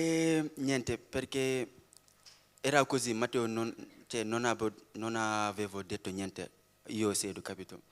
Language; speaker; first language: Italian; non-native, learner; Wolof